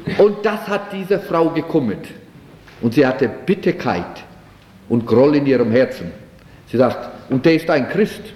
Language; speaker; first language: German; early bilingual, heritage; German